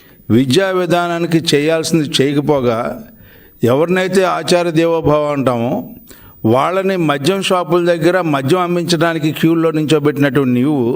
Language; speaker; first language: Telugu; native; Telugu